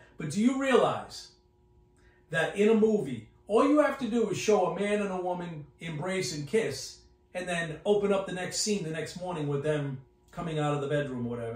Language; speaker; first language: English; native; English